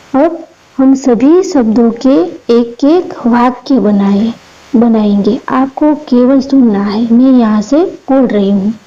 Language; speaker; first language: Hindi; non-native, local second language; Gujarati